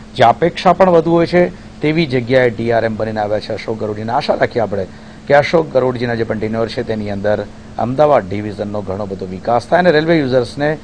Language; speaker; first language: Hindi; non-native, local second language; Gujarati